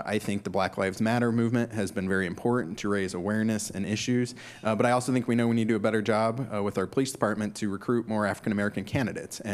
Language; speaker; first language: English; native; English